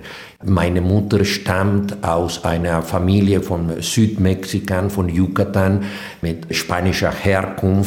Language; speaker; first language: German; non-native, fluent; Spanish